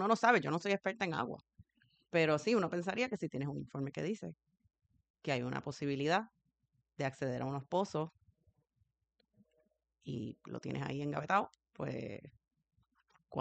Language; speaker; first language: Spanish; native; Spanish